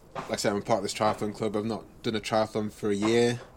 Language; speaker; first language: English; native; English